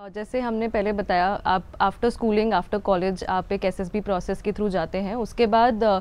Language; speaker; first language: Hindi; native; Hindi